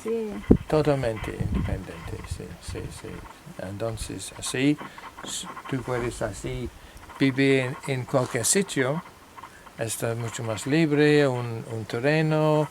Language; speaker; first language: Spanish; non-native, learner; English